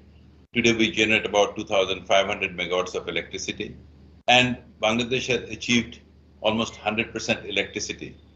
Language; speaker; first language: English; non-native, fluent; Bangla